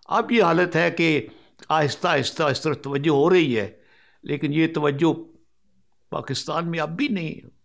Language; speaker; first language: Urdu; non-native, local second language; Punjabi